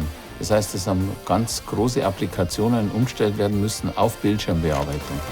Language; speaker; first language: German; native; German